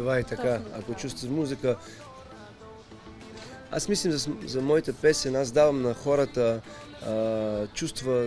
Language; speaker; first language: Bulgarian; non-native, learner; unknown